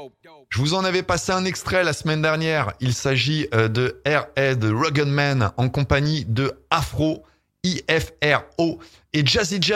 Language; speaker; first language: French; native; French